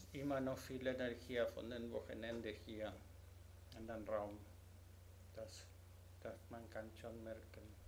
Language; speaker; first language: German; non-native, learner; Spanish